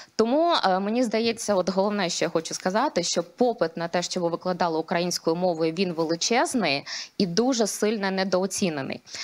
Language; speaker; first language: Ukrainian; non-native, local second language; Russian